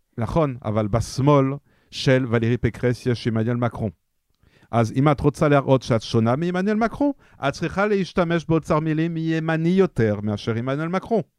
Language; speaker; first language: Hebrew; non-native, fluent; French